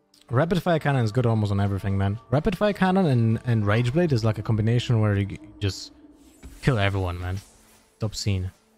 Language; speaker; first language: English; non-native, fluent; Polish